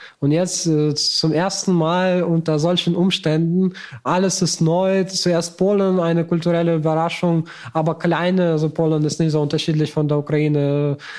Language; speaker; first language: German; non-native, fluent; Ukrainian